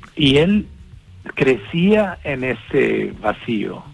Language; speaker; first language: Spanish; non-native, fluent; English